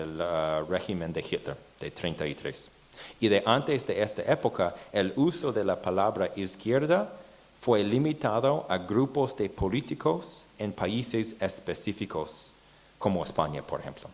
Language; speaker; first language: Spanish; non-native, fluent; English